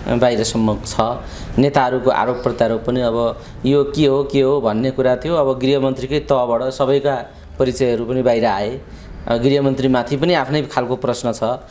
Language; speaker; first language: Nepali; native; Nepali